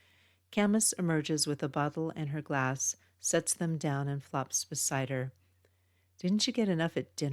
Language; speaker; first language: English; native; English